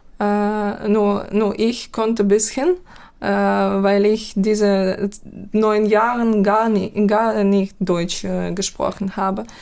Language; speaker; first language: German; non-native, fluent; Ukrainian